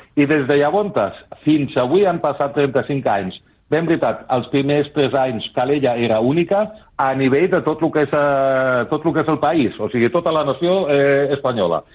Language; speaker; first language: Catalan; early bilingual, other home language; German